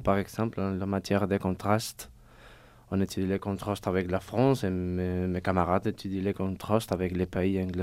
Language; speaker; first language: French; non-native, fluent; Spanish